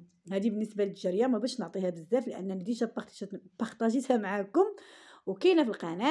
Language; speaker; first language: Arabic; native; Arabic